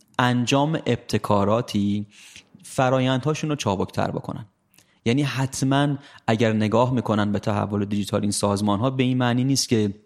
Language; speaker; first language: Persian; native; Persian